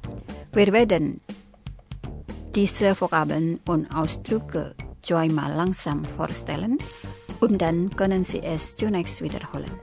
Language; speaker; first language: German; non-native, learner; Indonesian